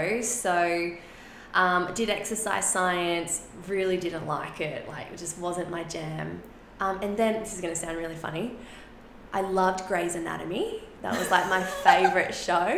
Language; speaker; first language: English; non-native, local second language; Spanish